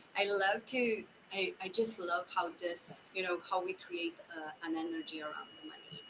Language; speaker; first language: English; non-native, fluent; Slovenian